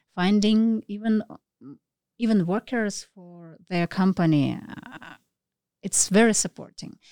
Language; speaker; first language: English; non-native, learner; Russian